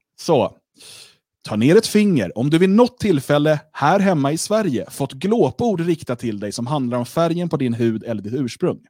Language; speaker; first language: Swedish; native; Swedish